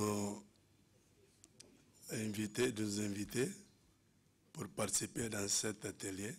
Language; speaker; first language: French; non-native, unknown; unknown